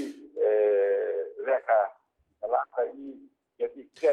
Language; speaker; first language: Greek; non-native, learner; Ukrainian